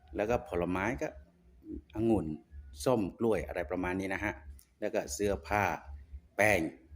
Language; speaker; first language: Thai; non-native, local second language; Khmer